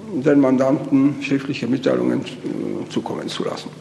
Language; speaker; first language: German; native; German